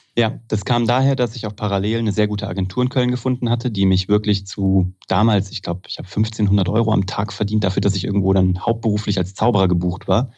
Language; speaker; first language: German; native; German